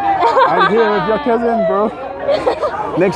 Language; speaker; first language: English; non-native, learner; French